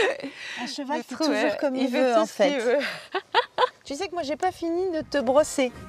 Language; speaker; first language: French; native; French